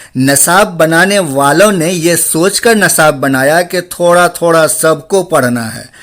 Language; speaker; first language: Urdu; native; Urdu